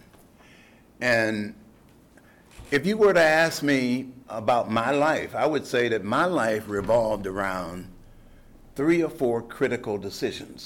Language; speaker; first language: English; native; English